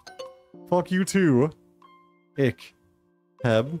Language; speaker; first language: Dutch; non-native, learner; English